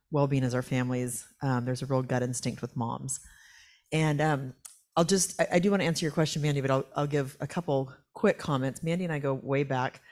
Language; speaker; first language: English; native; English